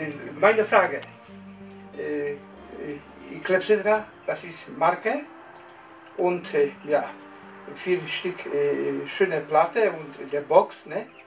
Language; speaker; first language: German; non-native, learner; Polish